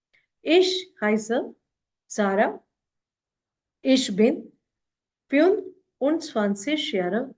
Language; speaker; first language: German; non-native, fluent; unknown